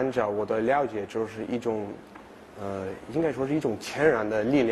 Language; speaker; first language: Chinese; non-native, fluent; English